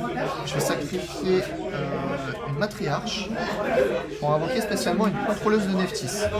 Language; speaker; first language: French; native; French